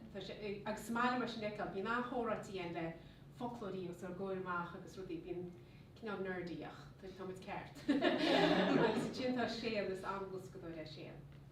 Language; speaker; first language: Irish; native; Irish